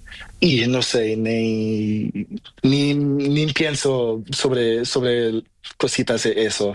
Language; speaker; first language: Spanish; non-native, learner; Portuguese